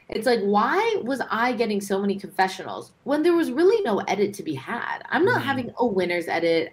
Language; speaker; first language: English; native; English